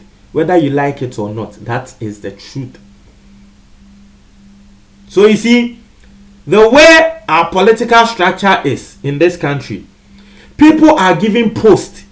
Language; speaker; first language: English; non-native, local second language; Akan